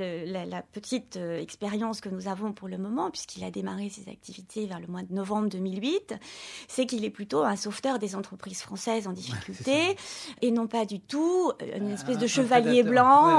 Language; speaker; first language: French; native; French